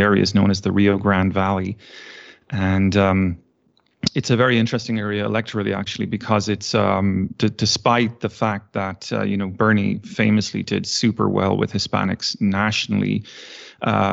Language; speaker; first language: English; native; English